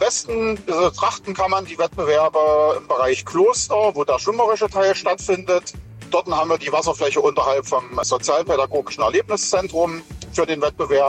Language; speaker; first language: German; native; German